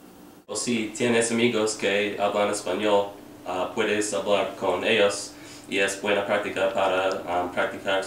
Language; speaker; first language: Spanish; non-native, learner; English